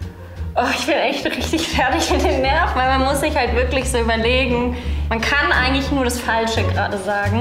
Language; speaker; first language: German; early bilingual, other home language; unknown